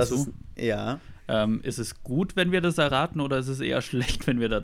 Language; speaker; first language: German; native; German